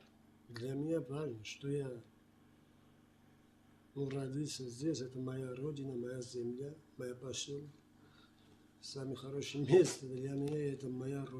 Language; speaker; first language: Russian; non-native, local second language; Armenian